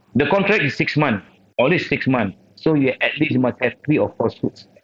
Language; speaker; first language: English; non-native, local second language; Malay